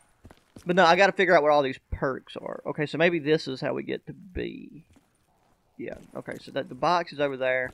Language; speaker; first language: English; native; English